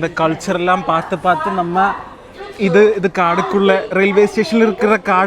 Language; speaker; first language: Tamil; non-native, learner; Malayalam